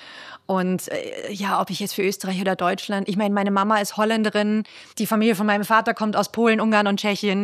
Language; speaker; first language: German; native; German